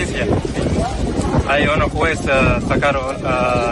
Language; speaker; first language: Spanish; non-native, learner; Arabic